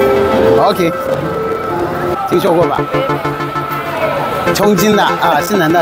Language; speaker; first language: Chinese; non-native, fluent; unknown